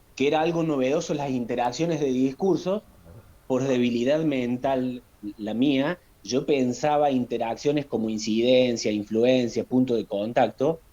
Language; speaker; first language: Spanish; native; Spanish